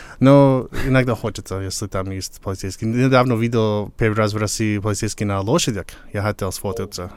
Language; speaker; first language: Russian; non-native, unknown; English